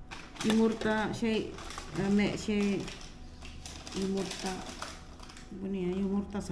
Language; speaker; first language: Turkish; non-native, learner; Filipino